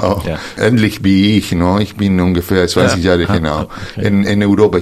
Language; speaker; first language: German; non-native, fluent; Spanish